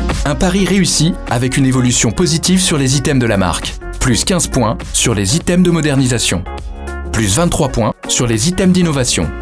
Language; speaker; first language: French; native; French